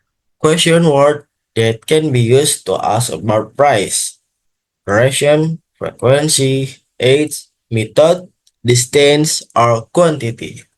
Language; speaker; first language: English; non-native, learner; Indonesian